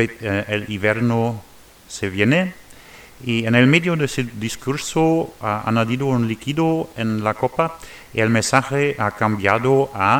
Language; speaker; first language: Spanish; non-native, learner; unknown